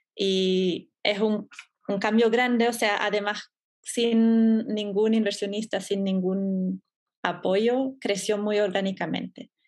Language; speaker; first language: Spanish; non-native, fluent; German